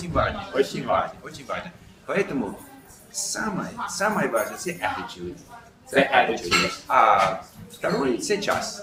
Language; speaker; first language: Russian; non-native, learner; English